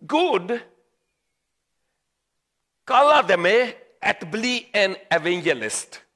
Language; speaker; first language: Swedish; non-native, learner; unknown